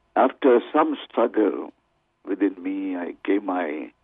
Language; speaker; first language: English; non-native, local second language; Tamil